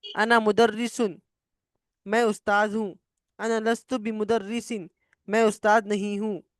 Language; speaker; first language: Urdu; native; Urdu